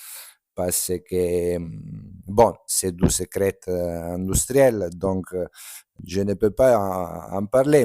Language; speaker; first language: French; non-native, fluent; Italian